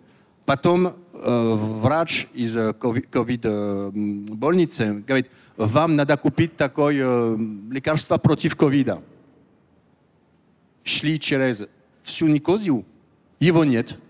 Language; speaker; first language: Russian; non-native, learner; French